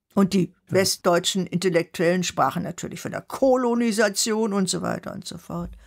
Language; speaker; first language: German; native; German